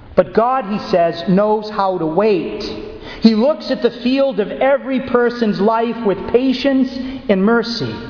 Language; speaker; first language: English; native; English